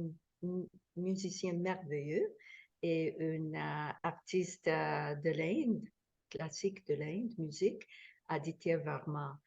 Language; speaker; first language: French; non-native, fluent; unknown